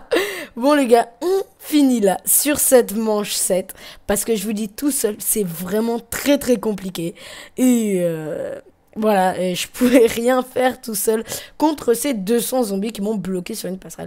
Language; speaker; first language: French; native; French